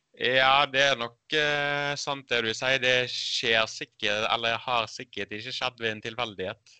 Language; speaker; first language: Norwegian; early bilingual, other home language; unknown